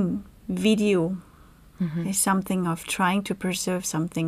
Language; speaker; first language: English; non-native, fluent; German